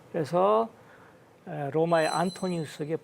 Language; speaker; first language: Korean; native; Korean